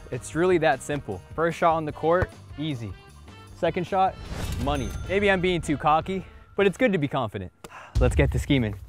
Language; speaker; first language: English; native; English